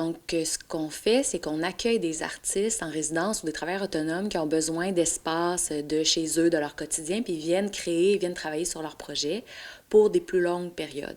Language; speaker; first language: French; native; French